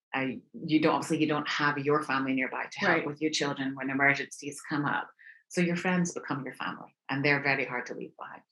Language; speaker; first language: English; native; English